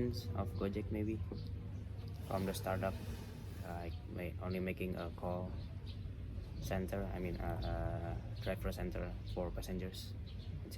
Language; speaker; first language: English; non-native, fluent; Indonesian